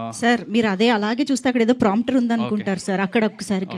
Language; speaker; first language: Telugu; native; Telugu